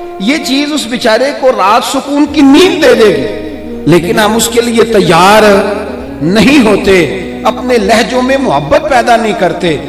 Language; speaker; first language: Urdu; non-native, local second language; Punjabi